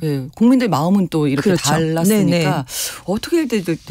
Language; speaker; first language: Korean; native; Korean